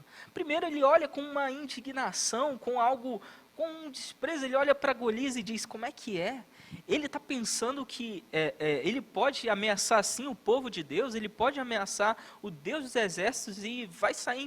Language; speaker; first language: Portuguese; native; Portuguese